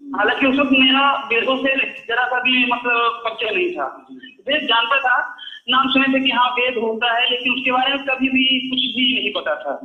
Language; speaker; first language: Hindi; native; Hindi